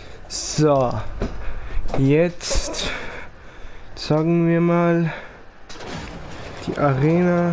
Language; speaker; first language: German; early bilingual, other home language; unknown